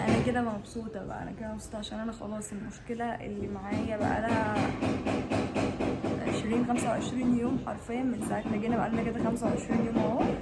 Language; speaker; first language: Arabic; native; Arabic